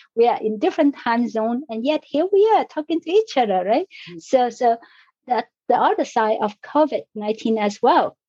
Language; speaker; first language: English; non-native, fluent; Vietnamese